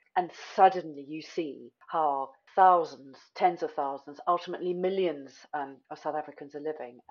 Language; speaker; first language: English; native; English